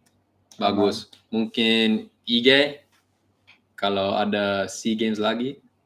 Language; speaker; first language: Indonesian; non-native, learner; English